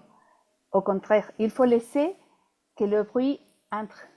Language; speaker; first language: French; non-native, fluent; Spanish